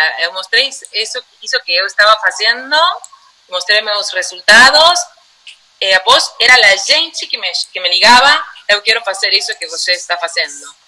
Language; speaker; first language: Portuguese; non-native, learner; Spanish